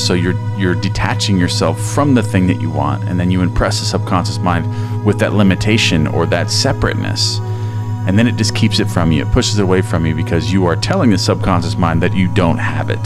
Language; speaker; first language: English; native; English